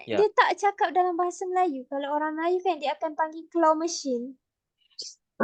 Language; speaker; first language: Malay; native; Malay